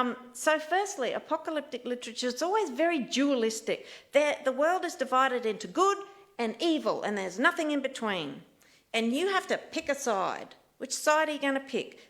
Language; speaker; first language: English; native; English